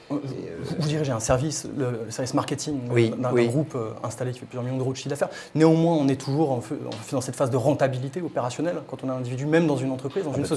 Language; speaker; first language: French; native; French